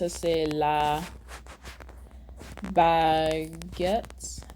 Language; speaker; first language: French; non-native, learner; English